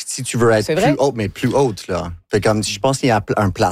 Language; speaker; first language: French; non-native, local second language; English